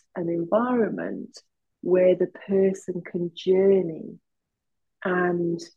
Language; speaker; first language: English; native; English